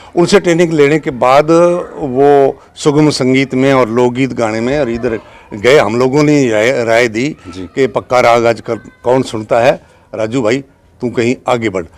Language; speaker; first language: Hindi; native; Hindi